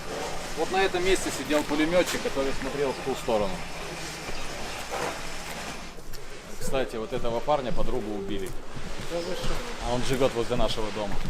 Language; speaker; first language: Russian; native; Russian